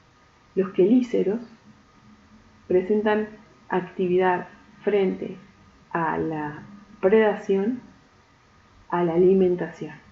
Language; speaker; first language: Spanish; native; Spanish